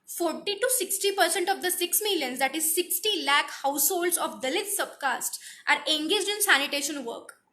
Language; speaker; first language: English; non-native, local second language; Marathi